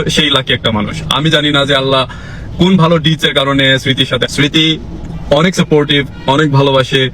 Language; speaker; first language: Bangla; non-native, fluent; English